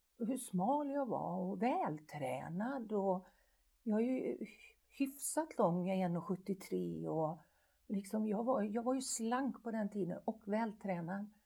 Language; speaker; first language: Swedish; native; Swedish